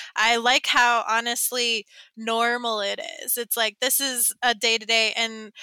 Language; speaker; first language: English; native; English